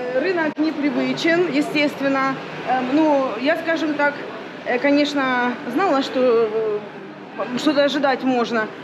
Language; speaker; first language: Russian; native; Russian